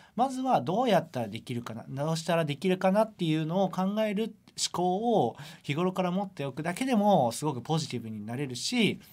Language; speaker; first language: Japanese; native; Japanese